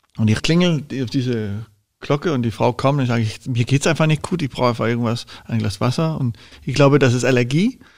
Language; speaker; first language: German; non-native, fluent; Danish